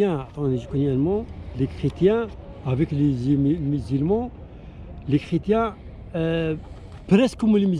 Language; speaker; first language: French; non-native, learner; Arabic